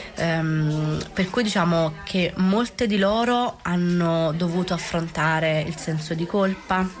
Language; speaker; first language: Italian; native; Italian